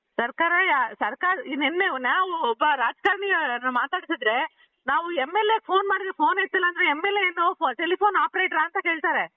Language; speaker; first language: Kannada; native; Kannada